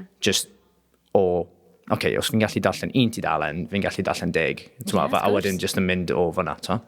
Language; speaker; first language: Welsh; non-native, local second language; English